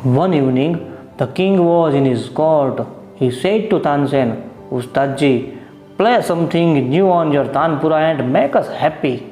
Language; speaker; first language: English; non-native, local second language; Gujarati